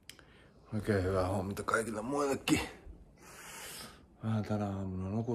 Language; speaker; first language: Finnish; native; Finnish